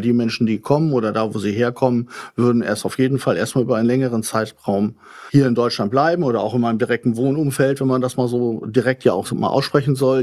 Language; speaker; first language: German; native; German